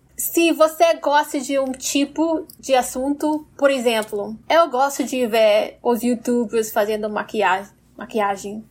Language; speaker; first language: Portuguese; non-native, fluent; English